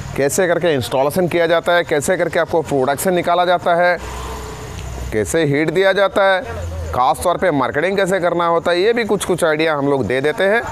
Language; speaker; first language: Hindi; non-native, local second language; Bangla